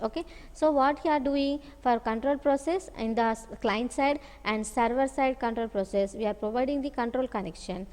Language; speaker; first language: English; non-native, local second language; Telugu